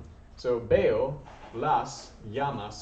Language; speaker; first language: Spanish; non-native, fluent; English